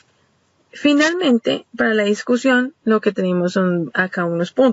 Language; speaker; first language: Spanish; native; Spanish